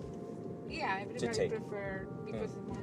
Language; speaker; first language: English; non-native, learner; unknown